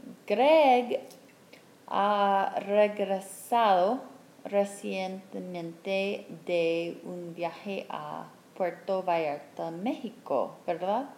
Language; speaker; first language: Spanish; non-native, fluent; English